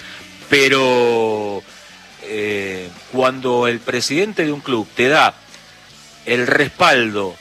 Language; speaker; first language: Spanish; native; Spanish